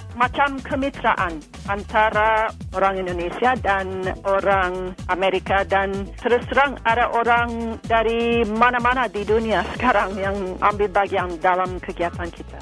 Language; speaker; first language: Indonesian; non-native, fluent; English